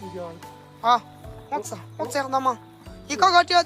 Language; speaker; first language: Chinese; native; Chinese